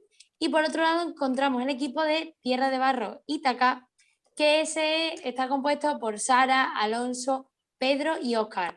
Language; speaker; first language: Spanish; native; Spanish